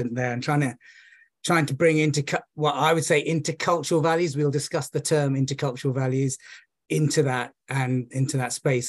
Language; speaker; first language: English; native; English